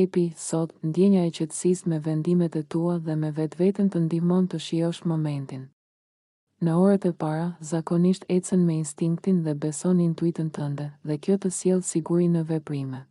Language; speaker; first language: Albanian; native; Albanian